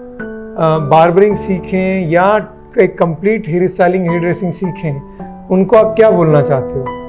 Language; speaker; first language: Hindi; native; Hindi